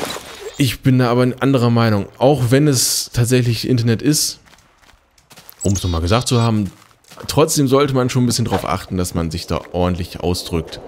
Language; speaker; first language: German; native; German